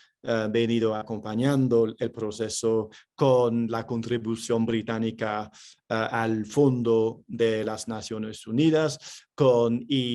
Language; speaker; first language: Spanish; non-native, fluent; English